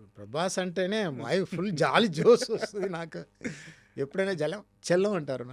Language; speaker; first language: Telugu; non-native, fluent; Tamil